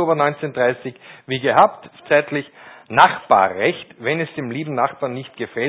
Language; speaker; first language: German; native; German